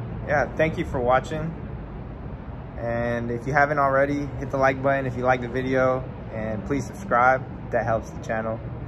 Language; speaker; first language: English; early bilingual, other home language; Korean